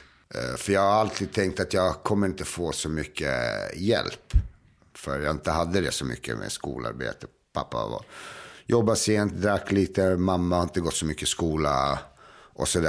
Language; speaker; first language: Swedish; native; Swedish